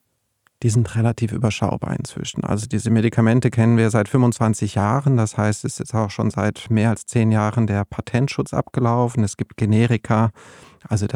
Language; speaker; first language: German; native; German